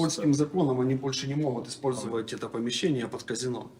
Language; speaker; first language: Russian; native; Russian